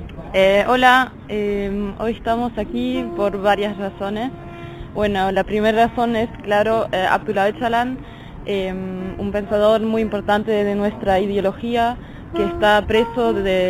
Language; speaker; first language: Spanish; non-native, learner; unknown